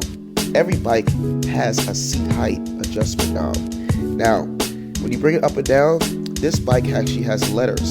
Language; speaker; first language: English; native; English